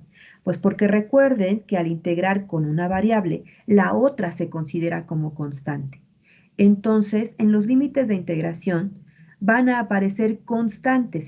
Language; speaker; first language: Spanish; native; Spanish